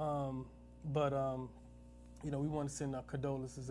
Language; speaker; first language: English; native; English